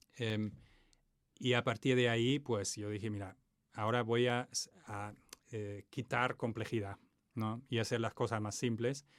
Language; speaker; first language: Spanish; non-native, fluent; German